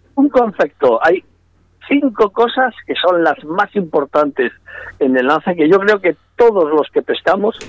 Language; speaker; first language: Spanish; native; Spanish